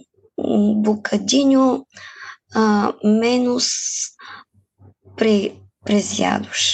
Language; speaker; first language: Portuguese; non-native, fluent; Bulgarian